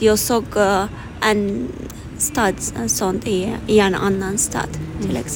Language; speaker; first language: Swedish; non-native, learner; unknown